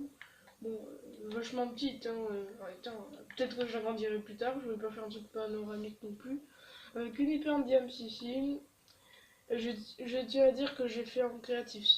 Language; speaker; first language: French; native; French